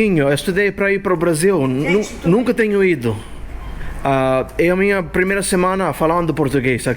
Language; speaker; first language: Portuguese; non-native, learner; English